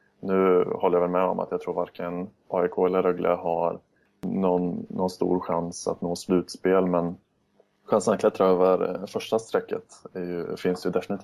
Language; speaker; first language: Swedish; native; Swedish